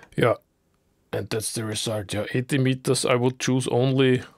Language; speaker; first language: English; non-native, learner; German